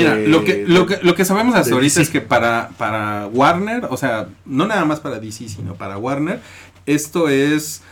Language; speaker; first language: Spanish; native; Spanish